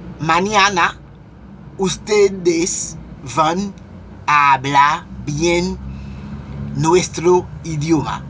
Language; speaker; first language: Spanish; non-native, local second language; Haitian Creole